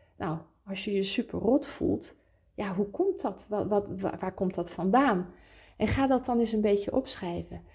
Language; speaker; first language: Dutch; early bilingual, heritage; Dutch